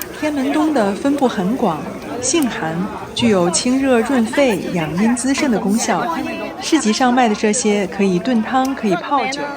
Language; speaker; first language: Chinese; native; Chinese